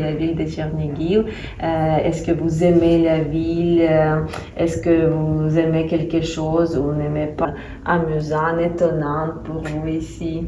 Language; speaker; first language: French; non-native, learner; Ukrainian